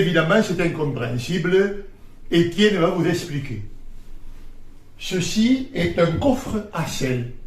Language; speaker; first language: French; native; French